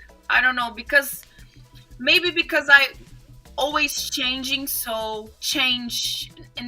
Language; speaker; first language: English; non-native, fluent; Portuguese